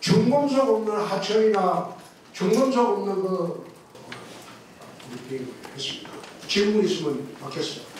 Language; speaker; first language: Korean; native; Korean